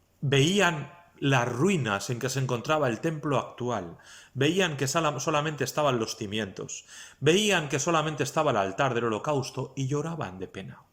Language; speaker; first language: Spanish; native; Spanish